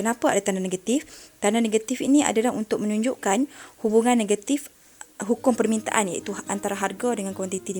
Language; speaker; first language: Malay; native; Malay